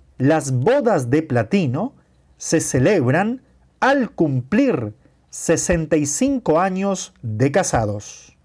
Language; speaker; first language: Spanish; non-native, fluent; Portuguese